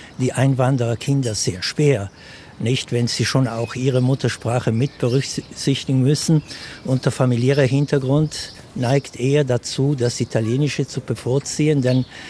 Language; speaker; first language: German; non-native, local second language; Ladin